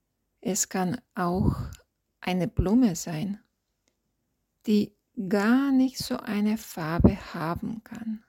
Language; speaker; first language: German; non-native, fluent; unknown